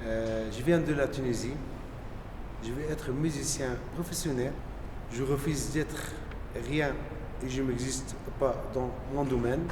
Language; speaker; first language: French; non-native, learner; Arabic